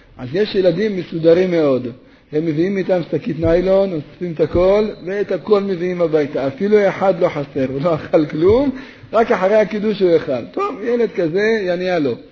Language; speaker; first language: Hebrew; native; Hebrew